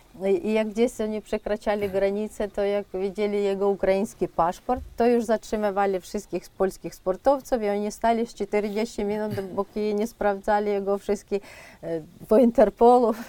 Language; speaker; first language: Polish; non-native, fluent; Ukrainian